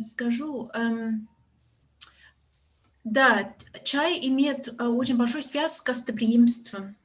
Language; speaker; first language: Russian; non-native, fluent; English